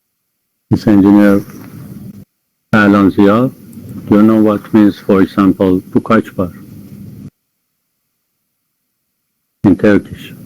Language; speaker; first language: English; non-native, fluent; Persian